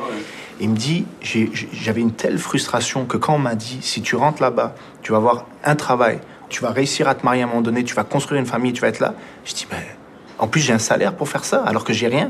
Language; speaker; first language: French; early bilingual, other home language; Arabic